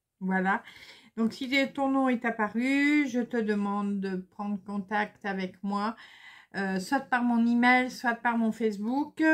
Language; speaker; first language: French; native; French